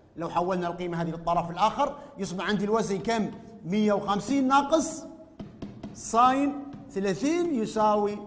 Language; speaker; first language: Arabic; native; Arabic